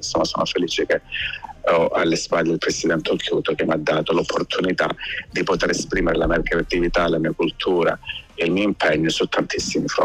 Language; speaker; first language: Italian; native; Italian